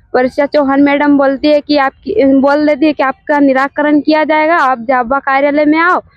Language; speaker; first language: Hindi; native; Hindi